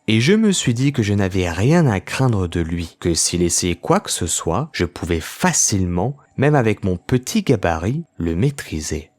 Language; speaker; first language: French; native; French